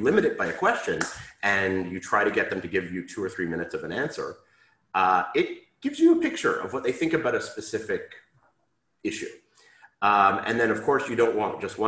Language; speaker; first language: English; native; English